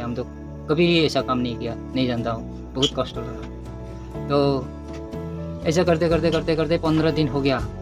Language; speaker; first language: Hindi; non-native, local second language; Nepali